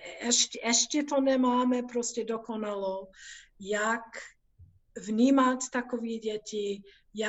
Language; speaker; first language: Czech; non-native, fluent; English